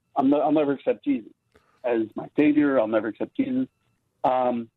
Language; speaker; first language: English; native; English